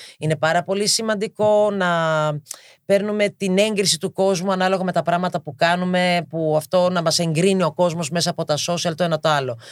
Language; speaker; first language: Greek; early bilingual, heritage; Greek